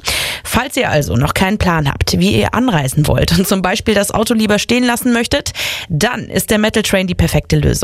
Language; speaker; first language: German; native; German